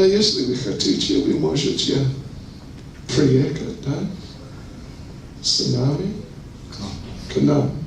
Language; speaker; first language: Russian; non-native, learner; English